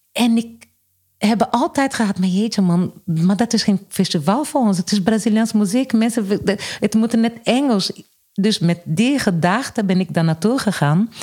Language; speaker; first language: Dutch; non-native, fluent; Portuguese